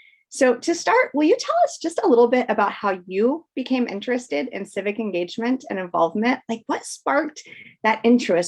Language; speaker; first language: English; native; English